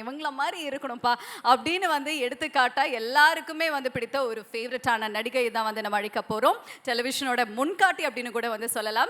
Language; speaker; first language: Tamil; native; Tamil